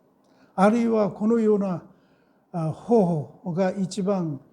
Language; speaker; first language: Japanese; non-native, fluent; Korean